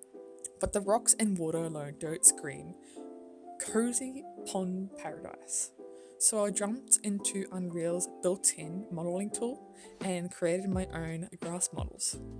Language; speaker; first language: English; native; English